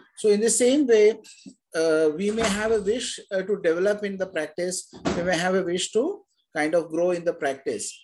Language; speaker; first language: English; non-native, local second language; Hindi